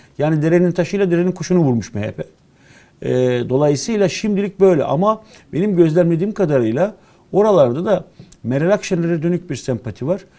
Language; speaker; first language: Turkish; native; Turkish